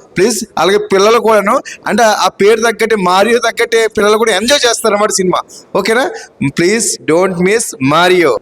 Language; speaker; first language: Telugu; native; Telugu